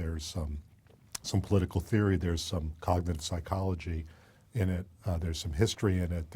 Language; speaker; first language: English; native; English